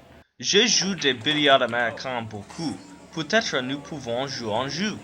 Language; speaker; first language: French; non-native, learner; English